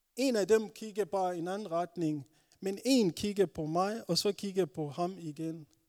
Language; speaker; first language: Danish; non-native, fluent; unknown